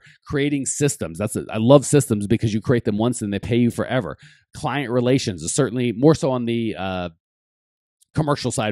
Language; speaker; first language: English; native; English